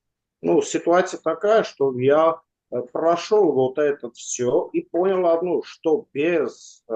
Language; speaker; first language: Russian; non-native, local second language; Armenian